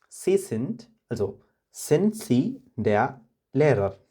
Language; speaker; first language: German; non-native, fluent; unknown